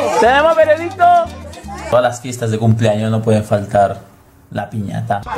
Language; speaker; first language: Spanish; native; Spanish